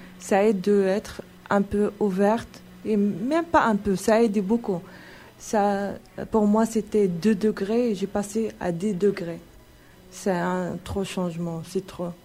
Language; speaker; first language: French; non-native, local second language; Arabic